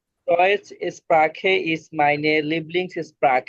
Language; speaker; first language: German; non-native, learner; Bangla